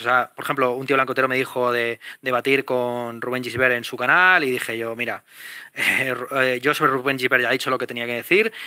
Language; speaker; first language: Spanish; native; Spanish